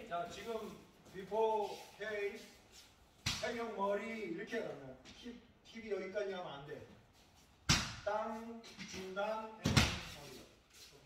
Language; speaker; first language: Korean; non-native, fluent; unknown